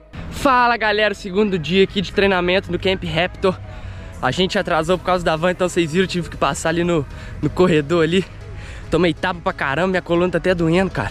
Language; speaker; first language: Portuguese; native; Portuguese